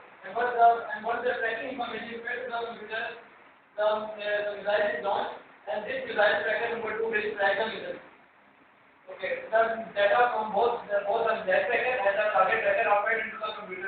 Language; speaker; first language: English; non-native, learner; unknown